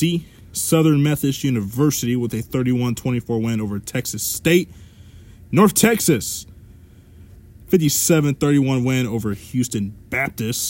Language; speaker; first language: English; native; English